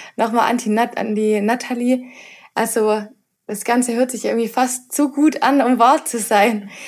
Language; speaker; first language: German; native; German